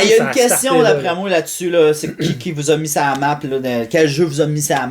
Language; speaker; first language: French; native; French